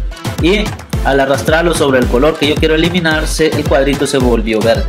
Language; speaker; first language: Spanish; native; Spanish